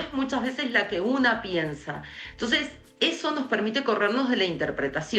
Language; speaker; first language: Spanish; native; Spanish